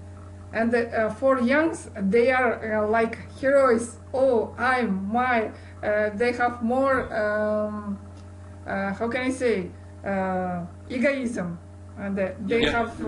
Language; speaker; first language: English; non-native, learner; Kazakh